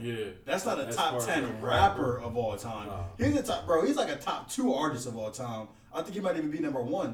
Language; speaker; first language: English; native; English